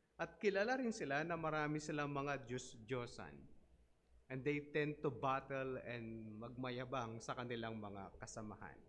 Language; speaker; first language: Filipino; non-native, local second language; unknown